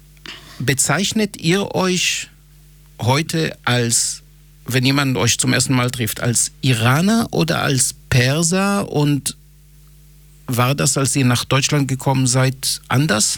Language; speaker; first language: German; native; German